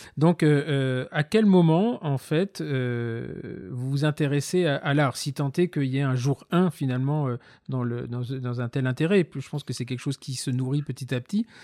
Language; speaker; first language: French; native; French